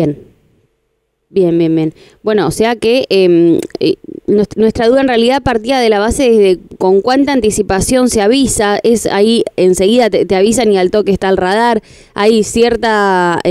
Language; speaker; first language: Spanish; native; Spanish